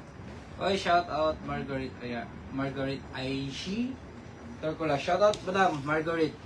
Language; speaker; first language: Filipino; non-native, local second language; Cebuano